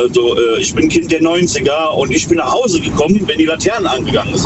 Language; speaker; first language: German; native; German